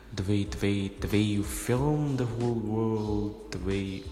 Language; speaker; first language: English; non-native, local second language; Urdu